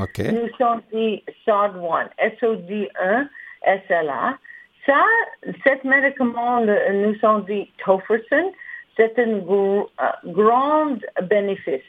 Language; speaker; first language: French; non-native, learner; English